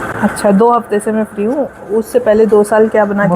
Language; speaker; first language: Hindi; native; Hindi